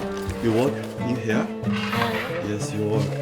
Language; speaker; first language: English; non-native, learner; Chinese